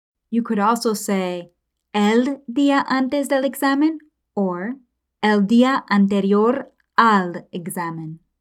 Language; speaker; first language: Spanish; non-native, fluent; English